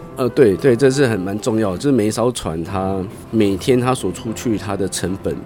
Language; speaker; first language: Chinese; native; Chinese